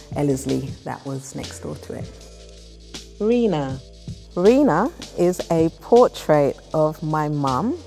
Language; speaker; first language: English; native; English